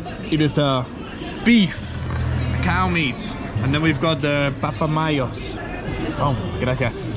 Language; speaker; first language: English; non-native, fluent; Danish